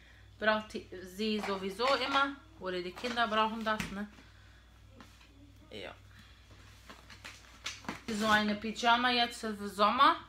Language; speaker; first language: German; non-native, fluent; Portuguese